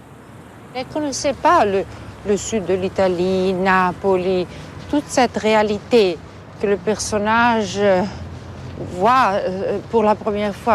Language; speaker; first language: French; non-native, fluent; Italian